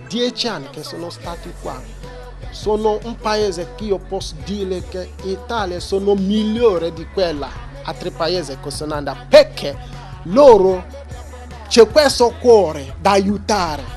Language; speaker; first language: Italian; non-native, learner; Igbo